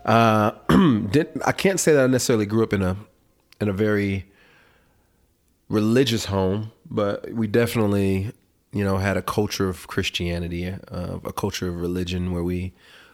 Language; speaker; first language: English; native; English